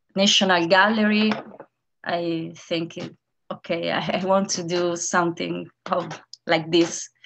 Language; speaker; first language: English; non-native, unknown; Italian